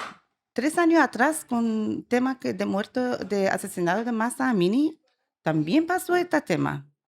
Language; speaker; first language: Spanish; non-native, learner; Persian